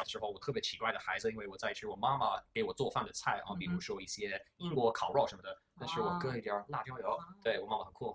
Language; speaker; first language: Chinese; early bilingual, heritage; English